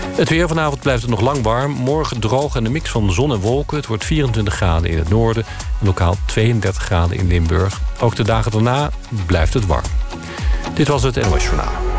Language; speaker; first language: Dutch; native; Dutch